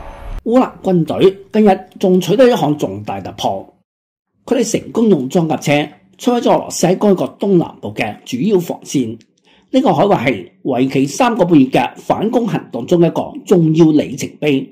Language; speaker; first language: Chinese; non-native, local second language; Cantonese